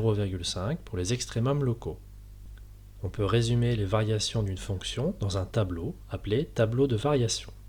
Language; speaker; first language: French; native; French